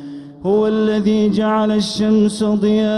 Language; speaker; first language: Arabic; native; Arabic